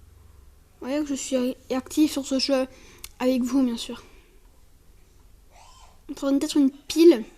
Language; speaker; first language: French; native; French